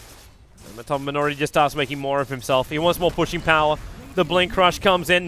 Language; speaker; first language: English; native; English